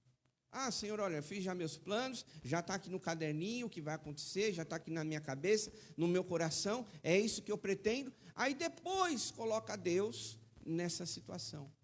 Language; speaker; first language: Portuguese; native; Portuguese